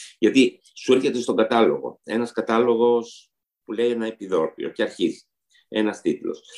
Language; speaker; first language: Greek; early bilingual, heritage; Greek